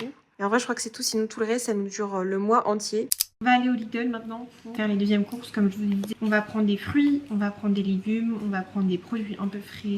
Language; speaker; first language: French; native; French